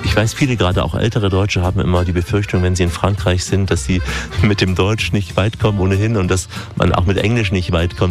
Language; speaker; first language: German; native; German